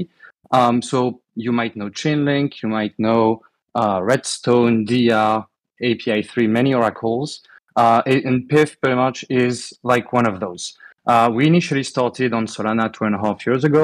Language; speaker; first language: English; non-native, fluent; French